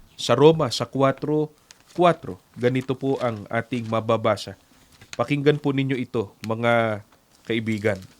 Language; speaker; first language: Filipino; native; Filipino